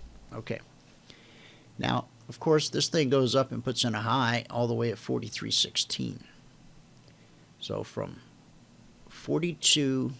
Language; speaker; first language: English; native; English